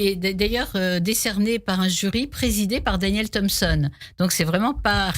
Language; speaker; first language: French; native; French